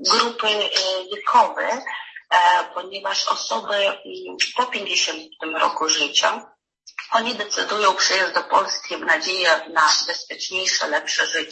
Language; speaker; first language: Polish; non-native, fluent; Ukrainian